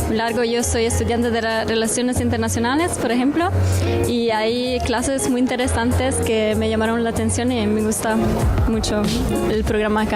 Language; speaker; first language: Spanish; non-native, fluent; German